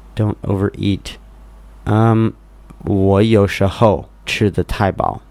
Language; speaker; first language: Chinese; non-native, fluent; English